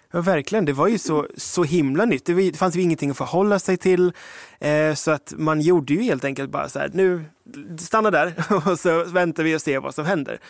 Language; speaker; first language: Swedish; early bilingual, other home language; English